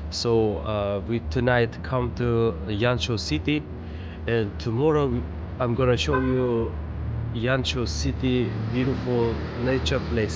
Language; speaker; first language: English; non-native, learner; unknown